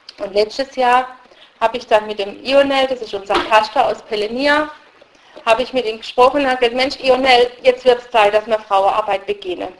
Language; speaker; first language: German; early bilingual, other home language; Russian